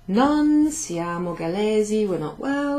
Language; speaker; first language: Italian; non-native, fluent; English